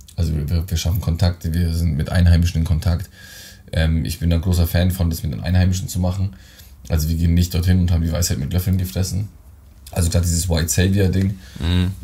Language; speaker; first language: German; native; German